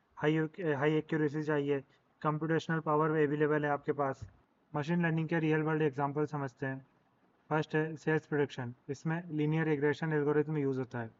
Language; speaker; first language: Hindi; native; Hindi